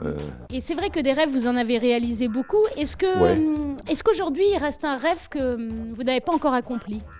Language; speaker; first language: French; native; French